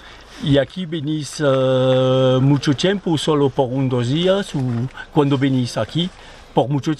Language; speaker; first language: Spanish; non-native, learner; French